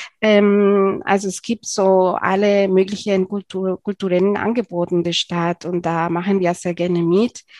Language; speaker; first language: German; non-native, fluent; Spanish